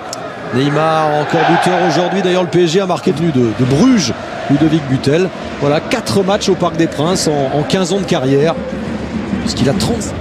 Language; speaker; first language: French; native; French